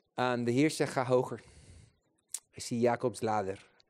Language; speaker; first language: Dutch; non-native, fluent; Spanish